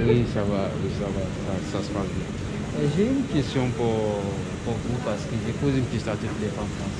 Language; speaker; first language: French; non-native, learner; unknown